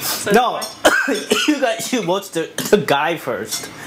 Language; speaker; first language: English; non-native, fluent; Japanese